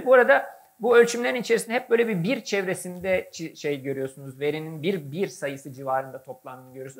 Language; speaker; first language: Turkish; native; Turkish